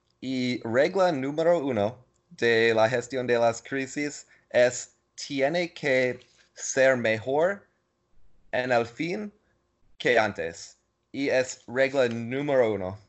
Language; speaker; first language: Spanish; non-native, learner; English